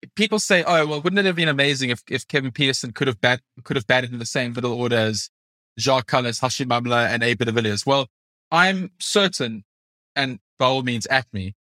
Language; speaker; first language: English; native; English